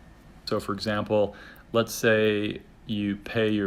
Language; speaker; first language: English; native; English